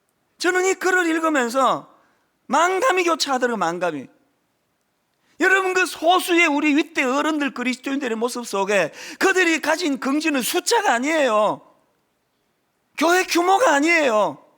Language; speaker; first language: Korean; native; Korean